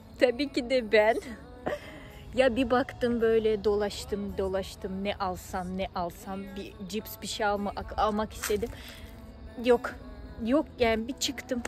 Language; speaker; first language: Turkish; native; Turkish